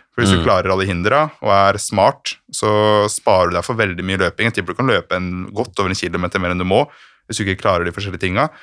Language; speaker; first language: Norwegian; native; Norwegian